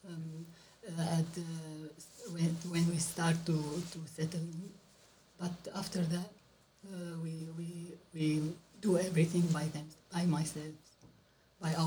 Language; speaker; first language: English; non-native, learner; Arabic